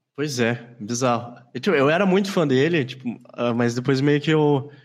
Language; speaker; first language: Portuguese; native; Portuguese